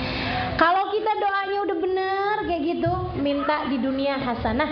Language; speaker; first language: Indonesian; native; Indonesian